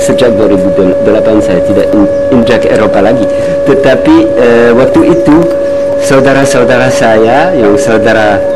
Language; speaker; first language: Indonesian; non-native, learner; French